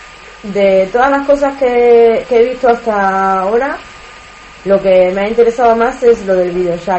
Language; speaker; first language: Spanish; native; Spanish